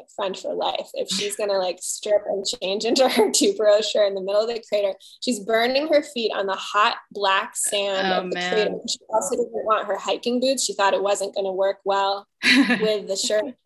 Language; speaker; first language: English; native; English